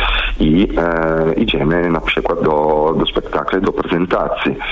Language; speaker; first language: Polish; non-native, learner; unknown